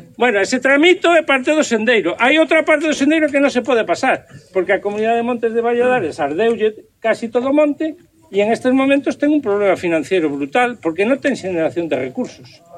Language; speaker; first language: Galician; native; Galician